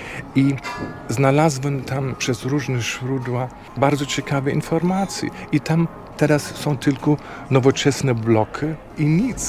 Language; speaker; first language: Polish; non-native, fluent; German